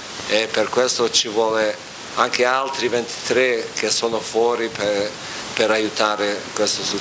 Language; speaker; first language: Italian; non-native, fluent; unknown